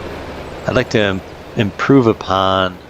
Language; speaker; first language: English; native; English